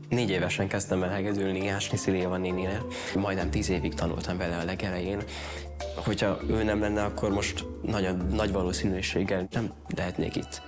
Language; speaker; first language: Hungarian; native; Hungarian